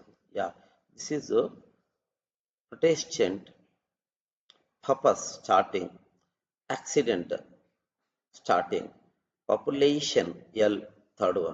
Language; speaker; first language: English; non-native, local second language; Telugu